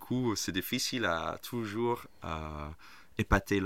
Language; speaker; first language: French; non-native, fluent; English